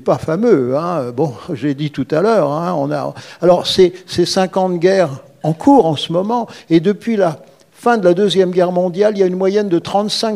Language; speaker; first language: French; native; French